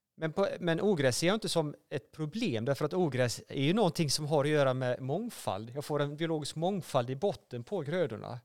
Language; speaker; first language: Swedish; native; Swedish